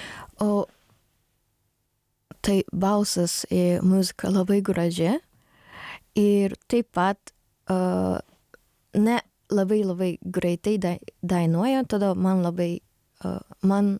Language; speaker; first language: Lithuanian; non-native, learner; Japanese